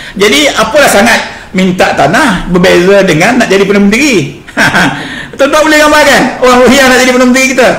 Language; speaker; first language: Malay; native; Malay